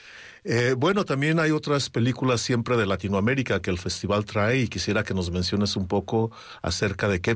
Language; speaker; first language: Spanish; native; Spanish